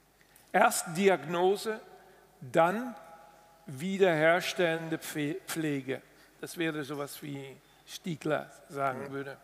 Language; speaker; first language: German; non-native, fluent; Dutch